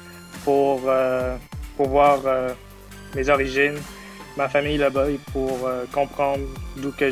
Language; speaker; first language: French; early bilingual, other home language; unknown